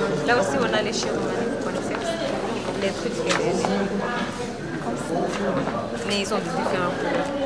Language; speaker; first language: French; non-native, local second language; Comorian